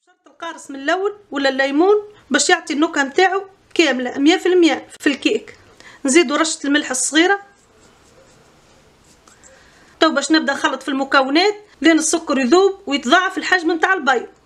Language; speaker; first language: Arabic; native; Arabic